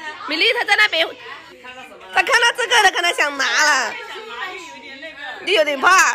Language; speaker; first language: Chinese; native; Chinese